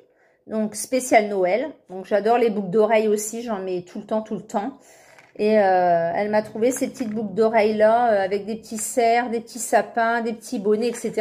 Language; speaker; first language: French; native; French